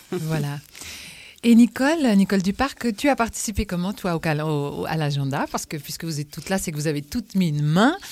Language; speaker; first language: French; native; French